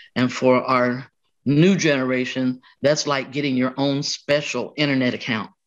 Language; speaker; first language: English; native; English